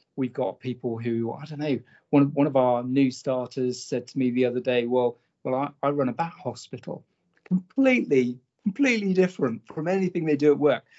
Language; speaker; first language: English; native; English